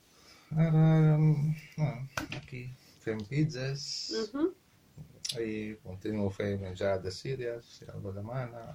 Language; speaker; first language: Catalan; non-native, fluent; Arabic